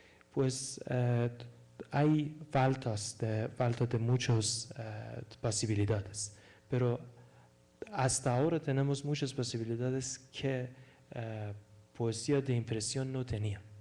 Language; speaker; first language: Spanish; non-native, fluent; Persian